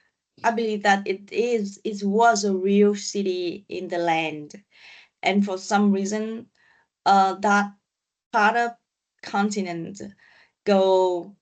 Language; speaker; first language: English; non-native, learner; Vietnamese